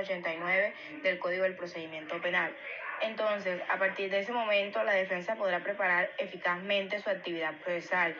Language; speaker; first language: Spanish; native; Spanish